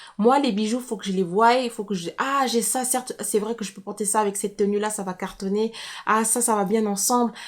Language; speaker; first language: French; native; French